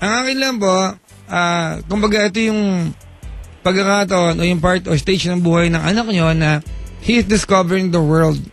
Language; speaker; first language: Filipino; native; Filipino